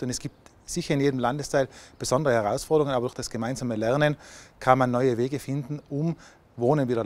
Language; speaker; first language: German; native; German